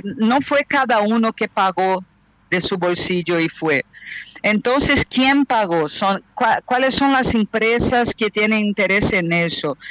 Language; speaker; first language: Spanish; non-native, fluent; Portuguese